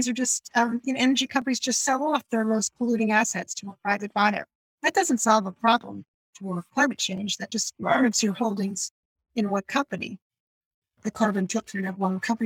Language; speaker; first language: English; native; English